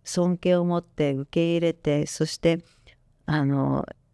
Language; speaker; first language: Japanese; non-native, local second language; English